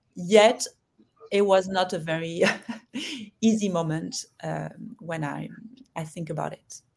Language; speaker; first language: English; non-native, fluent; French